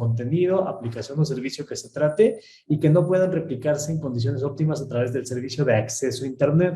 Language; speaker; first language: Spanish; native; Spanish